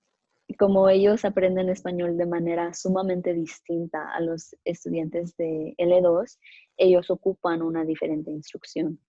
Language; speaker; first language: Spanish; early bilingual, other home language; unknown